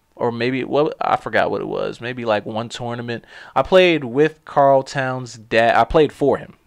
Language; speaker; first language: English; native; English